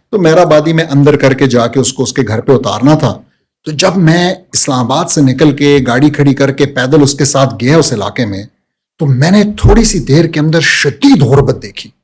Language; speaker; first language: Urdu; early bilingual, heritage; Urdu